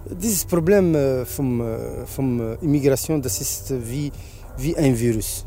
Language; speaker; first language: German; non-native, learner; Arabic